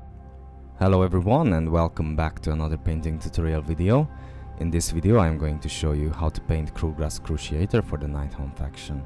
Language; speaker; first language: English; non-native, fluent; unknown